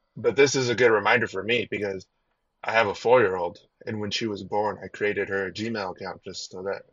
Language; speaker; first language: English; early bilingual, other home language; Chinese